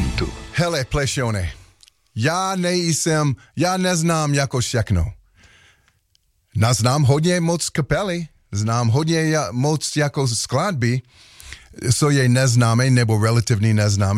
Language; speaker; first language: Czech; non-native, learner; English